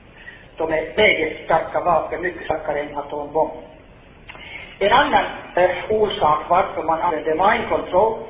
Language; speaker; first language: Swedish; non-native, fluent; Finnish